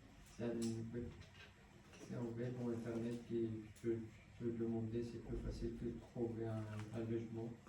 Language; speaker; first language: French; non-native, learner; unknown